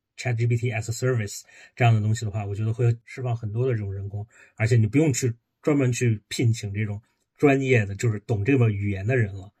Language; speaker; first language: Chinese; native; Chinese